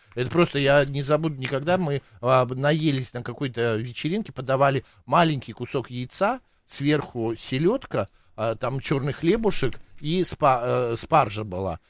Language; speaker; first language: Russian; native; Russian